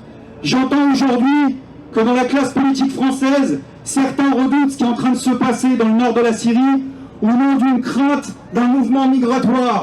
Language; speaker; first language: French; native; French